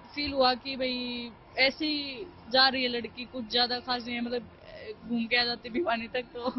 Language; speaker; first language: Hindi; native; Hindi